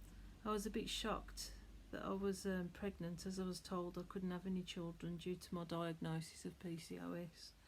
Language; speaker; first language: English; native; English